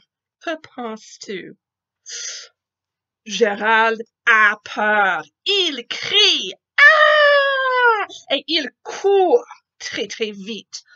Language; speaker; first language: French; non-native, fluent; English